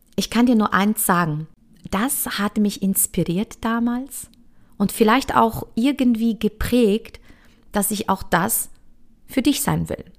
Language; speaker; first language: German; early bilingual, other home language; Polish